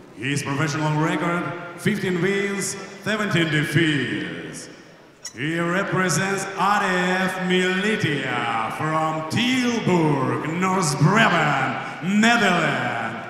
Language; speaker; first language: English; non-native, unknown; Ukrainian